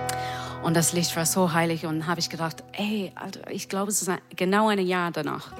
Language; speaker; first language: German; non-native, learner; English